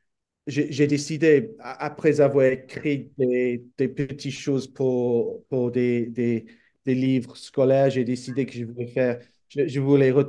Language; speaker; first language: French; non-native, fluent; English